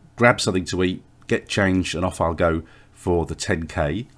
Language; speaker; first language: English; native; English